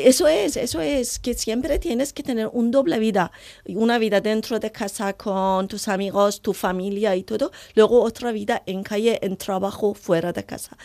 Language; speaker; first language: Spanish; non-native, learner; Persian